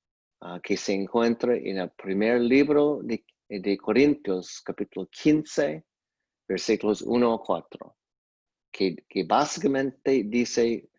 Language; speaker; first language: Spanish; non-native, fluent; English